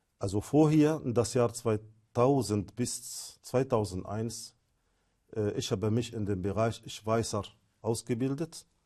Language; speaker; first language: German; non-native, fluent; Arabic